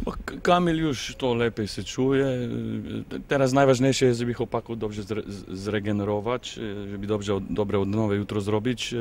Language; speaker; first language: Polish; non-native, fluent; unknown